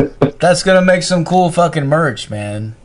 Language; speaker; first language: English; native; English